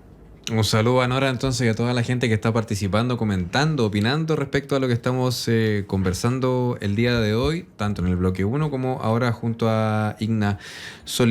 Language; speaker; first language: Spanish; native; Spanish